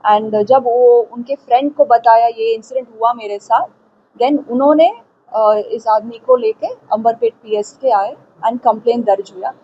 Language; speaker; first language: Hindi; non-native, local second language; Telugu